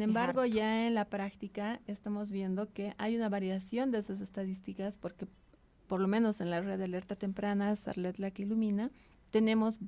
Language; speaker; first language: Spanish; native; Spanish